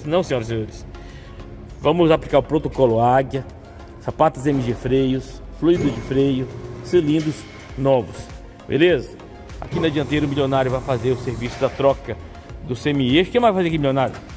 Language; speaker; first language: Portuguese; native; Portuguese